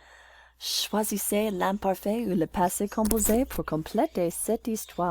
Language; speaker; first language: French; non-native, fluent; English